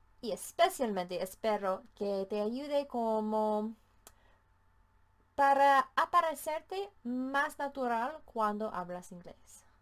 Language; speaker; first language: Spanish; non-native, fluent; English